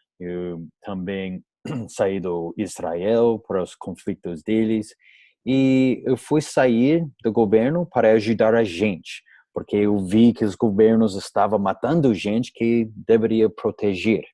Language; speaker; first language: Portuguese; non-native, learner; English